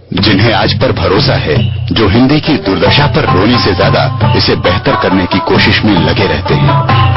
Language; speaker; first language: Hindi; native; Hindi